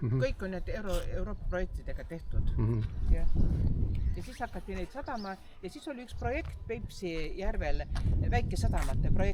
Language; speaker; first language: Estonian; non-native, local second language; Russian